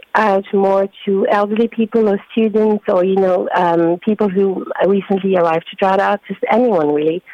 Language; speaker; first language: English; non-native, fluent; French